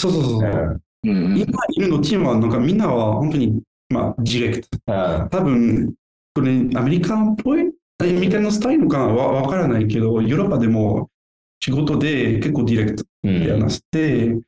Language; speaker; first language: Japanese; non-native, learner; French